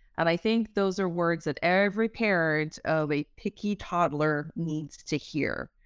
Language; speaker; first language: English; native; English